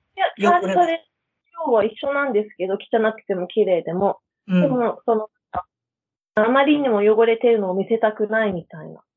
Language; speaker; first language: Japanese; native; Japanese